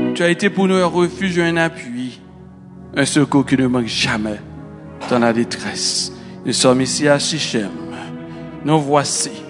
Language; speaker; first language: French; native; French